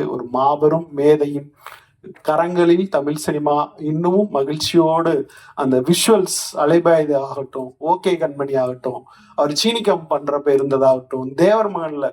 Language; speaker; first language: Tamil; native; Tamil